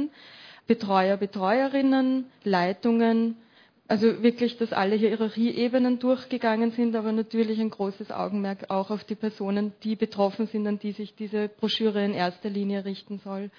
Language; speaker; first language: German; native; German